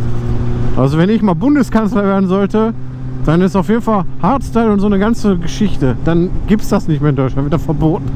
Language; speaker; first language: German; native; German